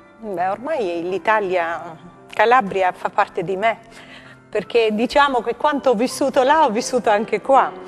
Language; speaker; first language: Italian; non-native, fluent; Albanian